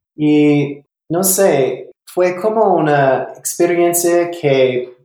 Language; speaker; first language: Spanish; non-native, learner; English